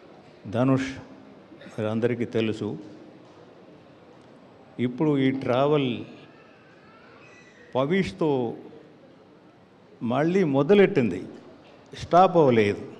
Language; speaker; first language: Telugu; non-native, learner; Tamil